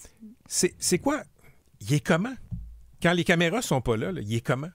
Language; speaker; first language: French; native; French